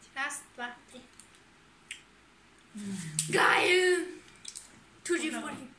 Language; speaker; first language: Russian; early bilingual, heritage; German